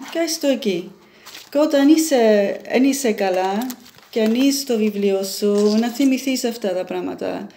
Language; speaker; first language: Greek; early bilingual, heritage; Greek